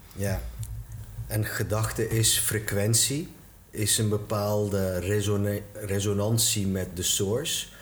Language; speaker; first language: Dutch; early bilingual, other home language; Turkish